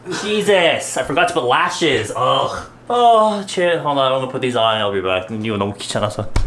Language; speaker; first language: English; native; English